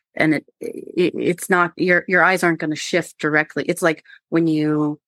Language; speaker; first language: English; native; English